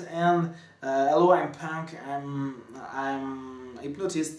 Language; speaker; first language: English; non-native, fluent; French